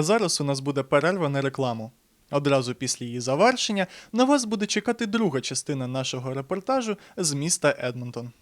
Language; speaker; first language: Ukrainian; native; Ukrainian